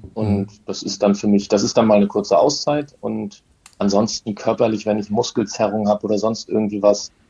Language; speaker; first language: German; native; German